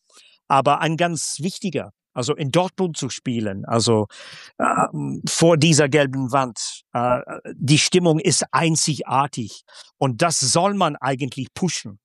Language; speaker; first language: German; non-native, fluent; English